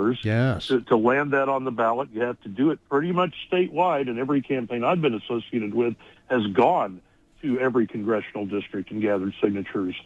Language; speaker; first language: English; native; English